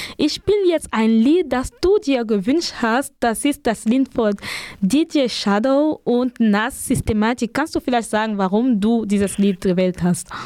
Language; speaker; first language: German; non-native, fluent; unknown